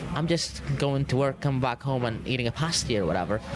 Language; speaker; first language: English; early bilingual, other home language; Arabic